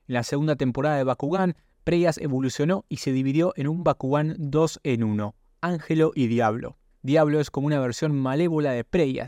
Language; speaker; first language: Spanish; native; Spanish